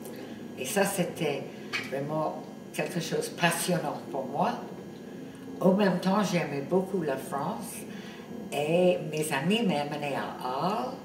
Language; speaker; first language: French; non-native, fluent; English